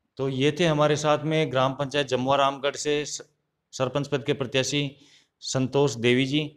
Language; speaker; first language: Hindi; native; Hindi